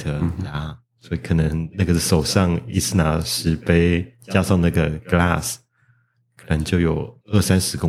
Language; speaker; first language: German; non-native, learner; Chinese